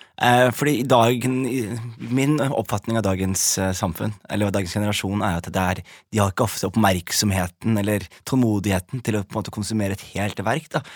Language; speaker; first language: Norwegian; early bilingual, other home language; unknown